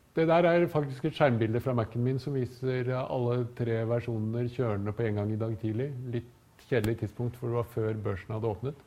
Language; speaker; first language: Norwegian; native; Norwegian